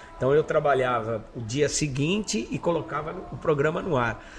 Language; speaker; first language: Portuguese; native; Portuguese